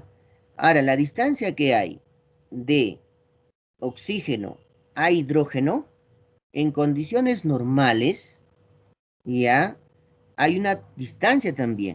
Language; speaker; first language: Spanish; native; Spanish